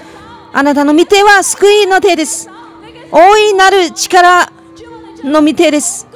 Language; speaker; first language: Japanese; non-native, fluent; Chinese